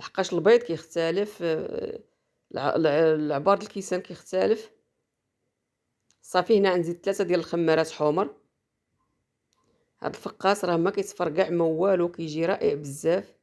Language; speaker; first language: Arabic; native; Arabic